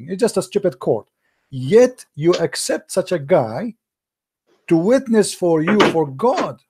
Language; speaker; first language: English; non-native, fluent; Arabic